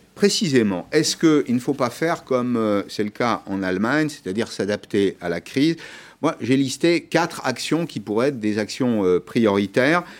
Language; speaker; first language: French; native; French